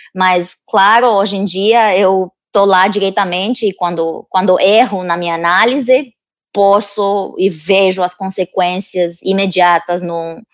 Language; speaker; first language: Portuguese; non-native, fluent; Romanian